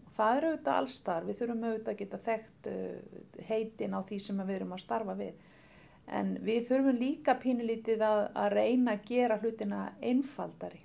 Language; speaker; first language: Icelandic; native; Icelandic